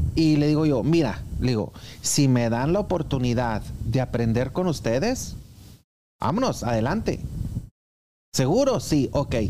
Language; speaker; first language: Spanish; native; Spanish